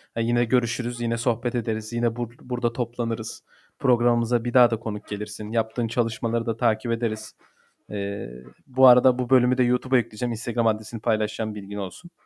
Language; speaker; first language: Turkish; native; Turkish